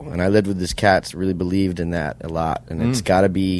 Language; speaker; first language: English; native; English